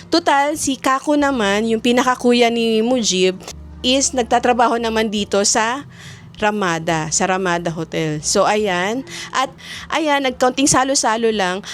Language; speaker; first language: Filipino; native; Filipino